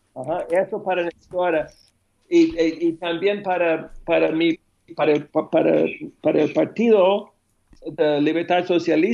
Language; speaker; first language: Spanish; non-native, fluent; English